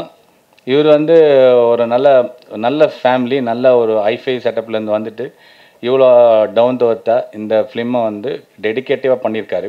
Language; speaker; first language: Tamil; native; Tamil